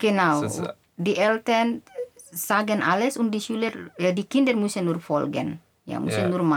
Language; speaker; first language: German; non-native, fluent; Indonesian